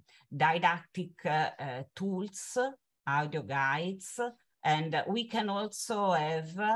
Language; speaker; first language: English; non-native, fluent; Italian